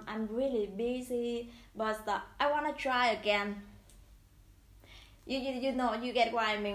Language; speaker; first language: English; non-native, learner; Vietnamese